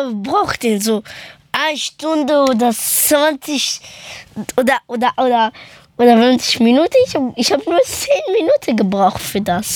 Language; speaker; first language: German; early bilingual, other home language; Persian